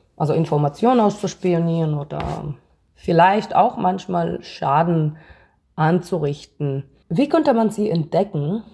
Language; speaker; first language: German; non-native, fluent; Hebrew